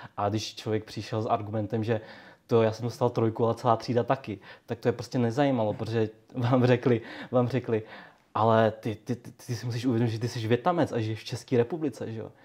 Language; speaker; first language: Czech; early bilingual, other home language; Vietnamese